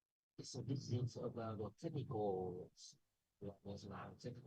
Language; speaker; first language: English; non-native, local second language; Vietnamese